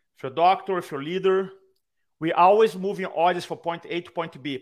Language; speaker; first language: English; non-native, fluent; Portuguese